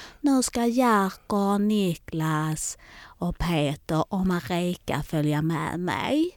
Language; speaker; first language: Swedish; early bilingual, other home language; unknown